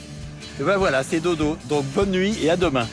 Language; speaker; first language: French; native; French